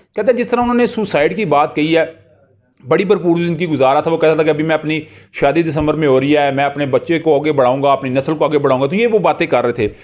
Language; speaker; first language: Urdu; non-native, local second language; Punjabi